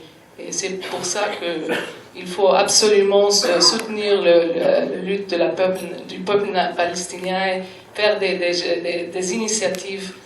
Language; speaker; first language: French; non-native, fluent; Arabic